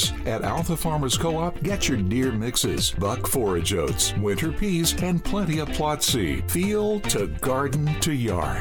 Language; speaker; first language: English; native; English